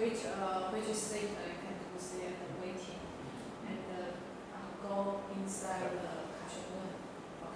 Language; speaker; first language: English; non-native, learner; Chinese